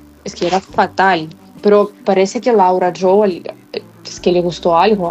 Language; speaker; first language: Spanish; non-native, fluent; Ukrainian